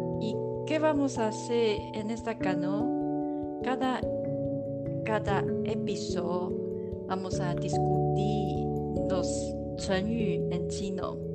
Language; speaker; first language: Spanish; non-native, learner; Chinese